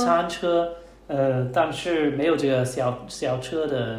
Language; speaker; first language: Chinese; non-native, learner; English